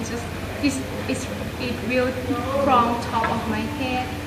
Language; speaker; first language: English; non-native, learner; Thai